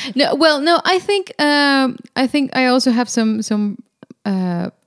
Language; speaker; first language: English; non-native, fluent; Spanish